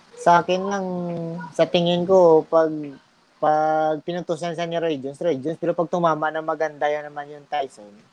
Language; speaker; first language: Filipino; native; Filipino